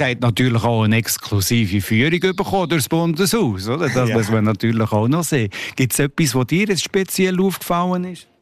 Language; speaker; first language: German; native; German